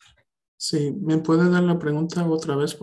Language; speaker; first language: Spanish; early bilingual, heritage; Spanish